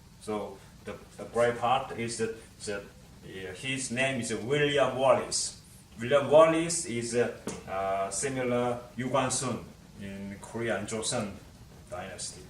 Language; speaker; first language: English; non-native, learner; Korean